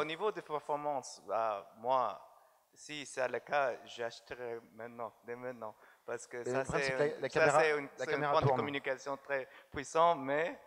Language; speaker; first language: French; non-native, fluent; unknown